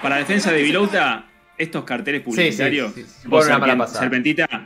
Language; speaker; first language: Spanish; native; Spanish